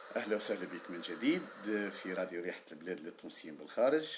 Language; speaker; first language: Arabic; native; Arabic